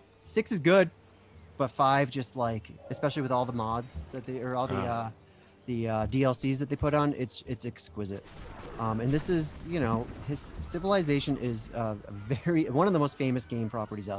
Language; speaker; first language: English; native; English